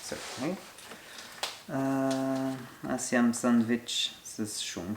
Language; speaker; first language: Bulgarian; non-native, learner; French